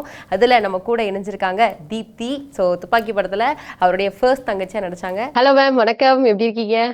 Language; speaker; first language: Tamil; native; Tamil